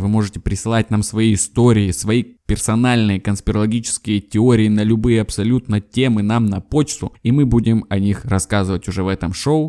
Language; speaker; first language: Russian; native; Russian